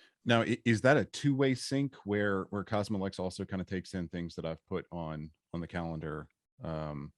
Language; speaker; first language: English; native; English